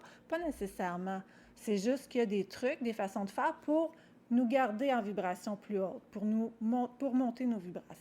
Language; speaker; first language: French; native; French